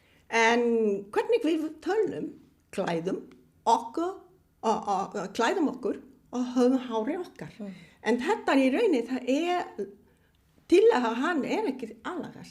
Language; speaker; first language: Icelandic; non-native, fluent; Vietnamese